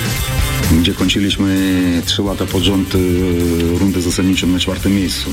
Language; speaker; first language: Polish; non-native, fluent; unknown